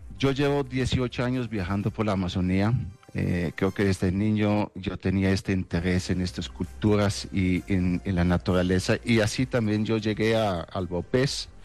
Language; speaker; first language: Spanish; non-native, fluent; Dutch